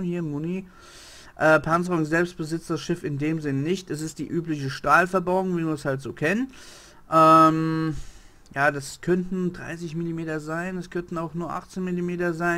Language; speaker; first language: German; native; German